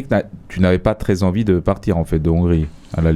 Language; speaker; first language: French; native; French